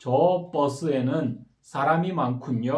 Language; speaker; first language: Korean; non-native, fluent; Kyrgyz